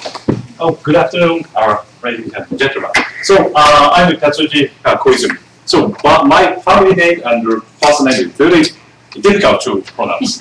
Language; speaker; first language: English; non-native, fluent; Japanese